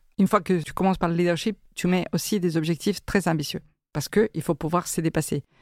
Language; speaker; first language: French; non-native, fluent; Spanish